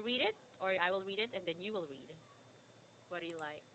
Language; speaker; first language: English; non-native, fluent; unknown